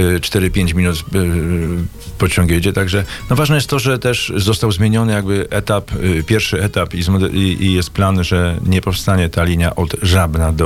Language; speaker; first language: Polish; native; Polish